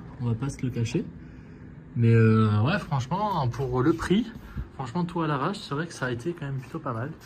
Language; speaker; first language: French; native; French